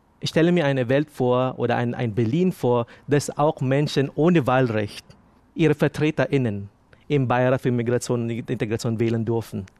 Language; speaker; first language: German; non-native, fluent; Filipino